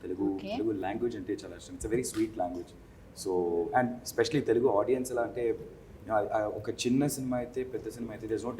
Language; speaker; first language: Telugu; non-native, learner; Tamil